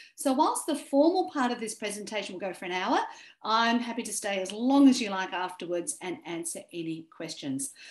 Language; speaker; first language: English; native; English